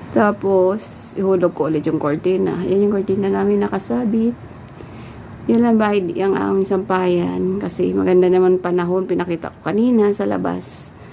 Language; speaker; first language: Filipino; native; Filipino